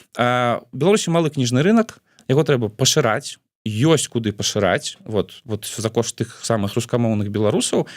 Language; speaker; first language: Belarusian; non-native, local second language; Russian